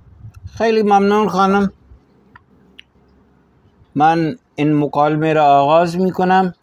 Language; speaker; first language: Persian; non-native, fluent; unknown